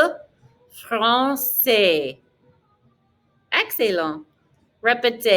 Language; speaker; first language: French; non-native, fluent; English